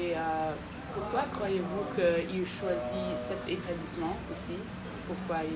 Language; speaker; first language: French; non-native, fluent; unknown